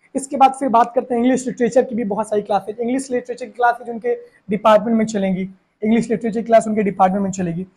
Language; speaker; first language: Hindi; native; Hindi